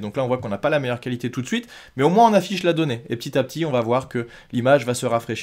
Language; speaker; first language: French; native; French